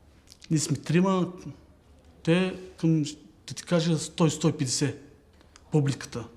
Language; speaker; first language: Bulgarian; non-native, local second language; Turkish